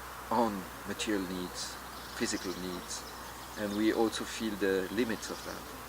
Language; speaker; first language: English; non-native, fluent; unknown